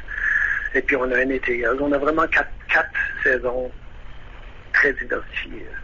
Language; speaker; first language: French; native; French